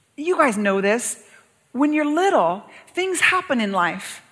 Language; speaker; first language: English; native; English